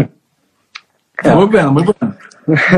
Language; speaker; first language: Spanish; non-native, learner; Portuguese